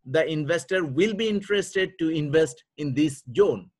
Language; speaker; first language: English; non-native, local second language; Bangla